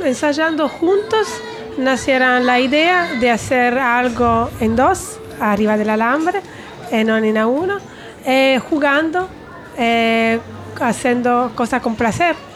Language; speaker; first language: Spanish; non-native, fluent; Italian